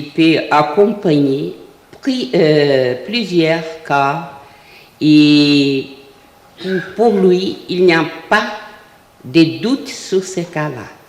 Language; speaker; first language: French; non-native, fluent; Portuguese